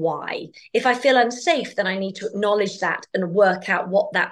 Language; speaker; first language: English; native; English